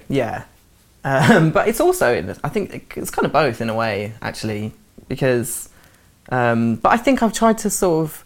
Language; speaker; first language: English; native; English